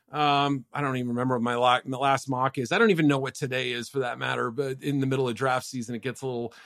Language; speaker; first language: English; native; English